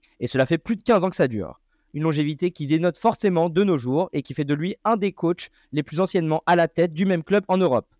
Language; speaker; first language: French; native; French